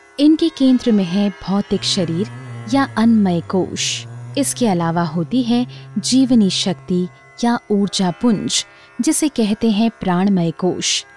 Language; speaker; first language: Hindi; native; Hindi